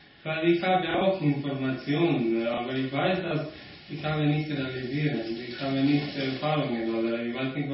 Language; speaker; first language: German; non-native, learner; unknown